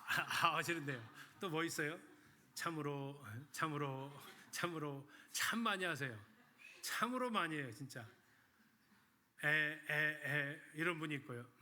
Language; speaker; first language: Korean; native; Korean